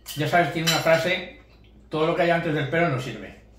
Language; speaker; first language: Spanish; native; Spanish